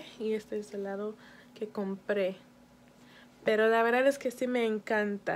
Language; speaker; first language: Spanish; early bilingual, heritage; Spanish